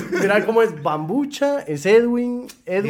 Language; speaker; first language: Spanish; native; Spanish